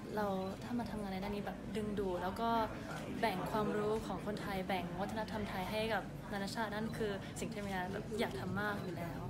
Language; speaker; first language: Thai; early bilingual, heritage; Thai